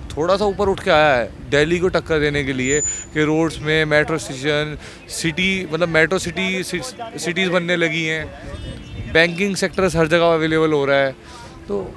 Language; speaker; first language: Hindi; native; Hindi